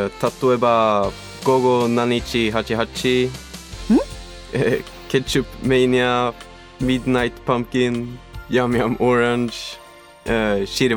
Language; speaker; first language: Japanese; non-native, learner; Swedish